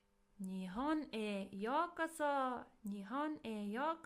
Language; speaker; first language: Japanese; non-native, fluent; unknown